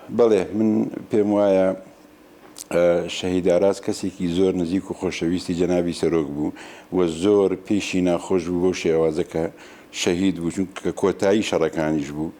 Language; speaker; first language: Central Kurdish; non-native, local second language; Gurani